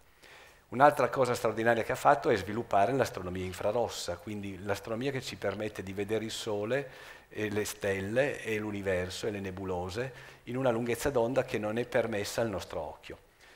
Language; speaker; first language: Italian; native; Italian